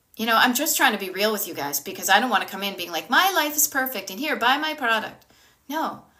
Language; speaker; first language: English; native; English